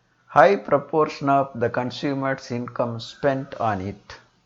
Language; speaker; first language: English; non-native, local second language; Tamil